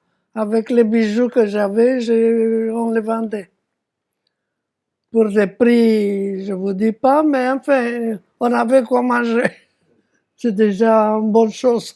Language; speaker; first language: French; non-native, fluent; Romanian